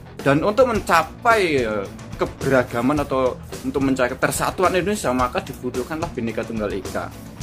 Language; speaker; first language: Indonesian; native; Indonesian